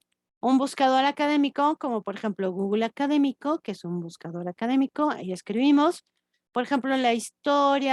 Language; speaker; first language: Spanish; native; Spanish